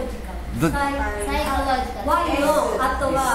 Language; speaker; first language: Japanese; non-native, learner; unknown